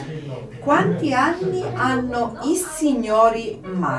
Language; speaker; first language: Italian; non-native, fluent; Polish